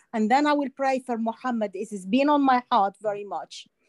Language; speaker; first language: English; non-native, fluent; Arabic